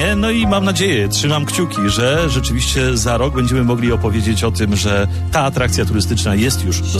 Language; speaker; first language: Polish; native; Polish